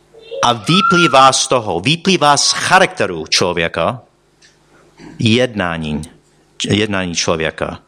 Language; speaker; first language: Czech; non-native, fluent; English